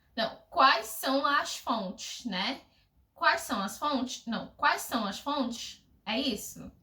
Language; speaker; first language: Portuguese; non-native, fluent; English